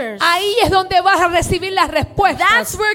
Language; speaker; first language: Spanish; early bilingual, heritage; Spanish